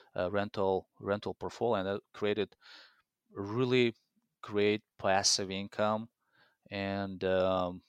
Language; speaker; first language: English; non-native, fluent; Russian